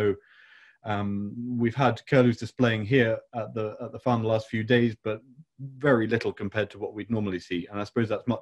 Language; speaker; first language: English; native; English